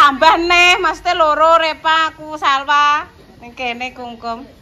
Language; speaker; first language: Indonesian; non-native, local second language; Javanese